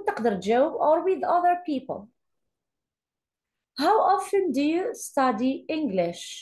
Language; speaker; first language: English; non-native, fluent; Arabic